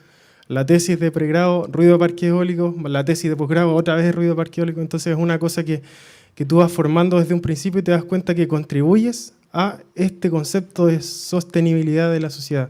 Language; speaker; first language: Spanish; native; Spanish